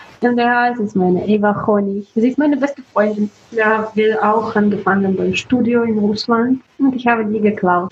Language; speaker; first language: German; non-native, learner; Russian